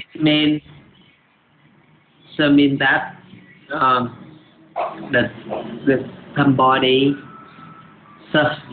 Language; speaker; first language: English; non-native, learner; Vietnamese